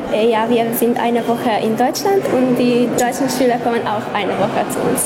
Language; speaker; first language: German; non-native, learner; Hungarian